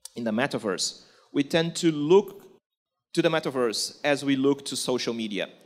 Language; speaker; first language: English; non-native, fluent; Portuguese